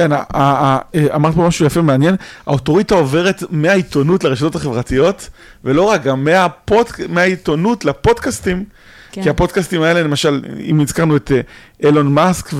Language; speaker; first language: Hebrew; native; Hebrew